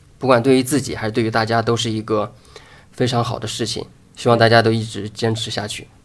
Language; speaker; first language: Chinese; native; Chinese